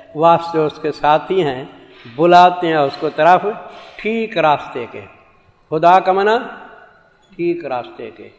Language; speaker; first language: Urdu; non-native, local second language; Saraiki